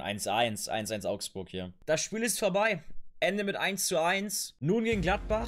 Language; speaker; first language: German; native; German